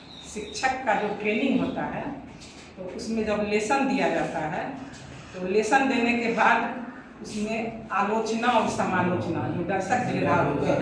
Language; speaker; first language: Hindi; native; Hindi